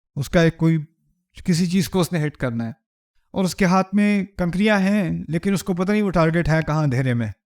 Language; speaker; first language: Urdu; early bilingual, heritage; Urdu